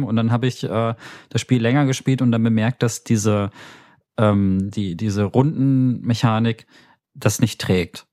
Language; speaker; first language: German; native; German